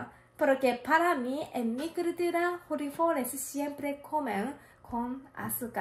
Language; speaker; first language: Spanish; non-native, learner; Japanese